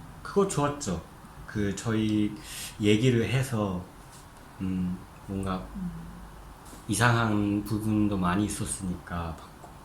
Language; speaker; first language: Korean; non-native, fluent; Japanese